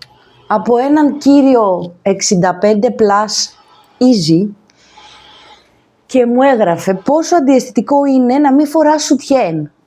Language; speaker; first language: Greek; native; Greek